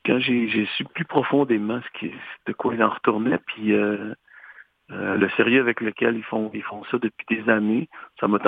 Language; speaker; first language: French; native; French